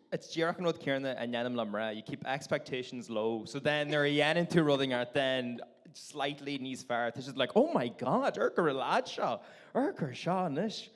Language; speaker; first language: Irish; non-native, local second language; English